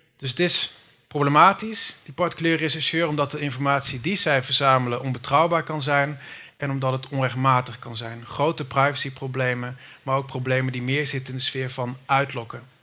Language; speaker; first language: Dutch; native; Dutch